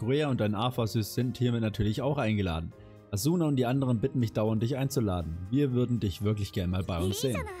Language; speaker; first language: German; native; German